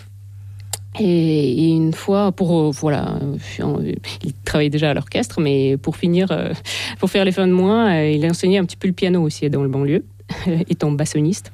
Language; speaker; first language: French; non-native, fluent; Russian